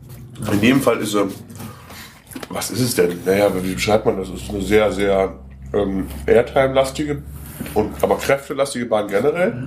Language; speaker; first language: German; native; German